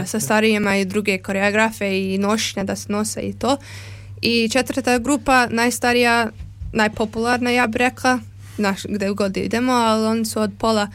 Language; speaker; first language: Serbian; early bilingual, heritage; Serbian